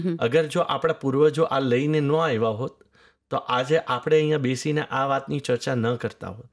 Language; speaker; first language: Gujarati; native; Gujarati